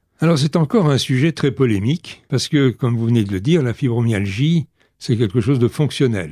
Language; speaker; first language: French; native; French